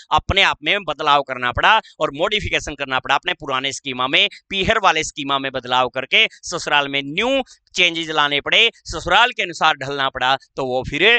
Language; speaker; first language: Hindi; native; Hindi